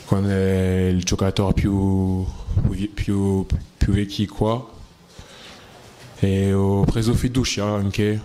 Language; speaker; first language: Italian; non-native, learner; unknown